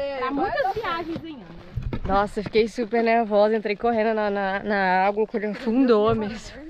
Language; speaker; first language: Portuguese; native; Portuguese